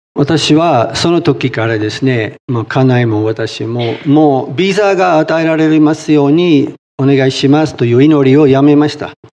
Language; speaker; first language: Japanese; non-native, fluent; English